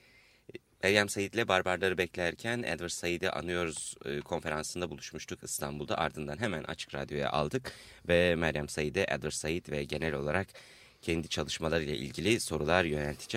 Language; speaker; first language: Turkish; native; Turkish